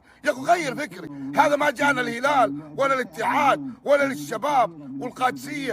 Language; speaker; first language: Arabic; native; Arabic